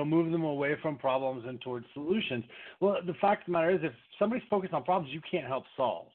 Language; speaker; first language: English; native; English